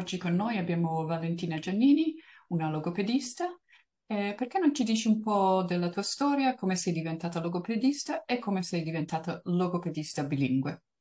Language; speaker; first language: Italian; early bilingual, heritage; Italian